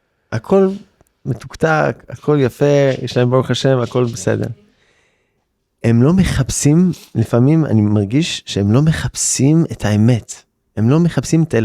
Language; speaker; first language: Hebrew; early bilingual, heritage; English